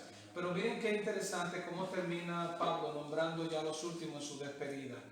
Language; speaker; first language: Spanish; native; Spanish